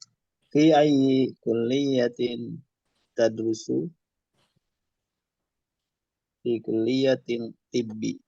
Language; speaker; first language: Arabic; non-native, learner; Indonesian